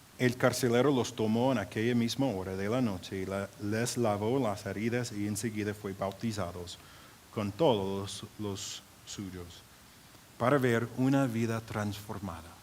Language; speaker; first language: Spanish; non-native, fluent; English